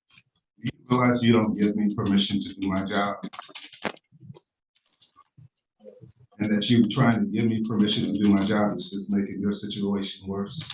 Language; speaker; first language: English; native; English